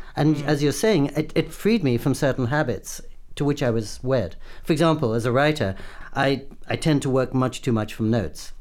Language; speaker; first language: English; native; English